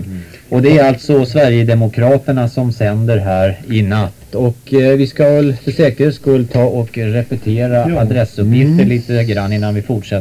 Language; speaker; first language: Swedish; native; Swedish